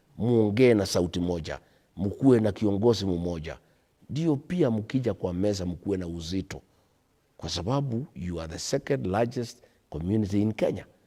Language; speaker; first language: Swahili; non-native, local second language; Kikuyu